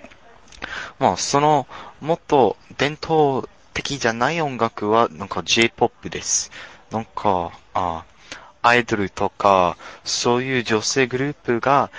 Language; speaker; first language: Japanese; non-native, learner; English